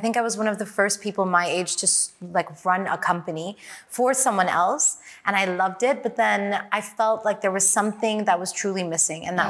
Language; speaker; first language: English; native; English